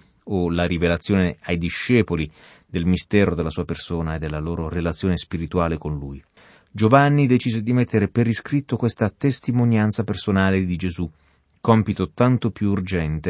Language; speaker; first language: Italian; native; Italian